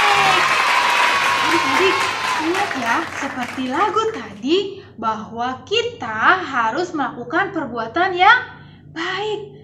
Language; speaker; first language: Indonesian; native; Indonesian